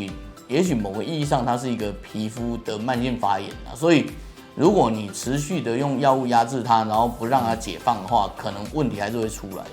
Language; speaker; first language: Chinese; native; Chinese